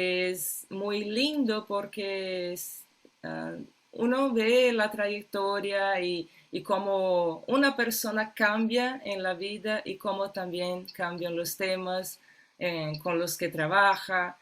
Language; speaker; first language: Spanish; non-native, fluent; Portuguese